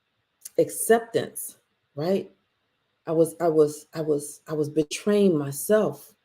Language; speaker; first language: English; native; English